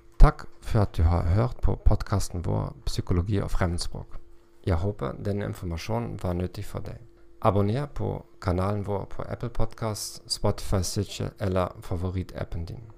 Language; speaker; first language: Norwegian; non-native, learner; German